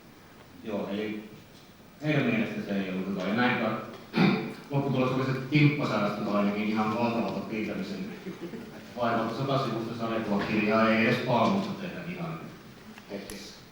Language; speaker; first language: Finnish; native; Finnish